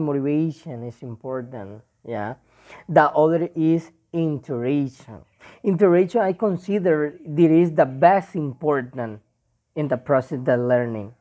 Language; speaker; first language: English; non-native, learner; Spanish